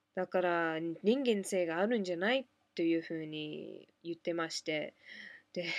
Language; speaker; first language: Japanese; non-native, fluent; English